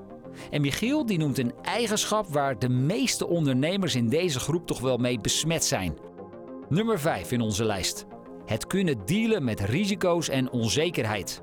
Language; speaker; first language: Dutch; native; Dutch